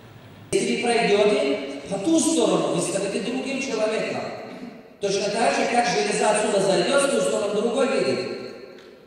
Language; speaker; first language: Russian; non-native, local second language; Tajik